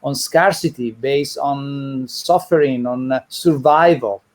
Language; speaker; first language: English; non-native, fluent; Italian